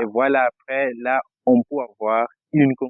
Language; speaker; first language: French; non-native, fluent; Portuguese